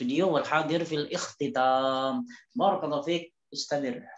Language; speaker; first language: Arabic; non-native, fluent; Indonesian